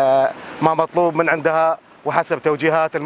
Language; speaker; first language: Arabic; native; Arabic